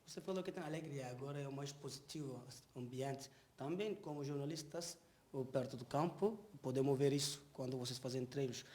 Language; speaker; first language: Portuguese; non-native, learner; Turkish